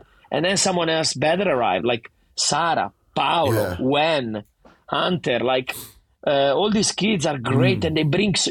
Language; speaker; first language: English; non-native, fluent; Italian